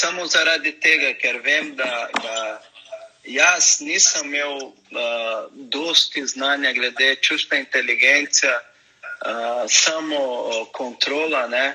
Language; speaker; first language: Slovenian; non-native, learner; Portuguese